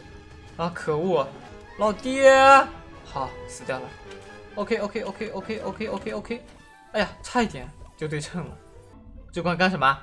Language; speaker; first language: Chinese; native; Chinese